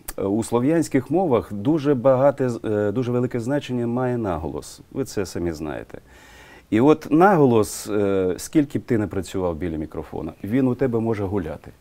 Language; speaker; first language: Ukrainian; non-native, local second language; Russian